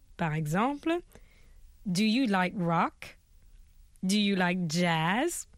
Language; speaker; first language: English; non-native, fluent; French